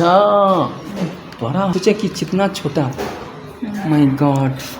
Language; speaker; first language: Hindi; non-native, local second language; Bangla